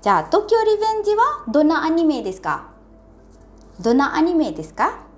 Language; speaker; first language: Japanese; non-native, fluent; Indonesian